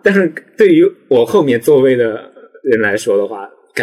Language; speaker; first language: Chinese; native; Chinese